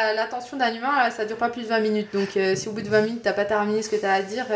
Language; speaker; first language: French; native; French